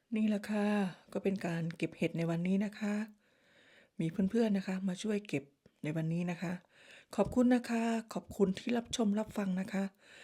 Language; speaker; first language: Thai; native; Thai